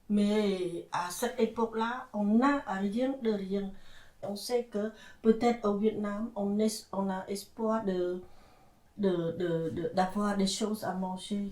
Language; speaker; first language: French; non-native, fluent; Khmer